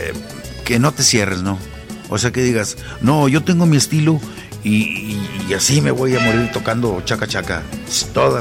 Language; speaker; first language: Spanish; native; Spanish